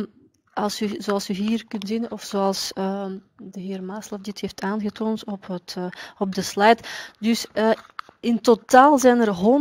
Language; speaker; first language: Dutch; non-native, fluent; Russian